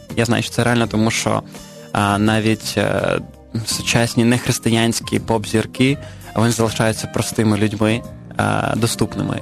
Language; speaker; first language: Ukrainian; native; Ukrainian